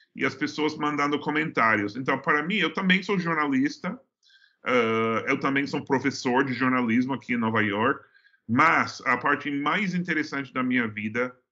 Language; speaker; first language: Portuguese; non-native, fluent; English